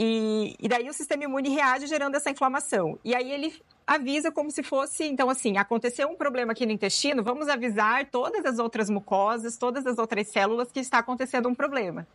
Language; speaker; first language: Portuguese; native; Portuguese